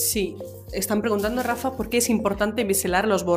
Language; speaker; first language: Spanish; native; Spanish